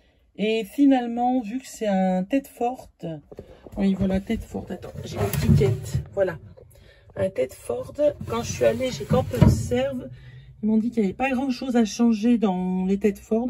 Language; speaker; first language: French; native; French